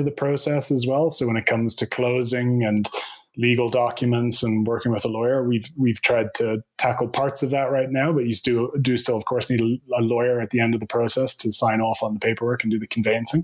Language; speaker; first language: English; native; English